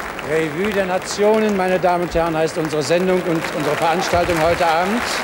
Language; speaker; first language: German; native; German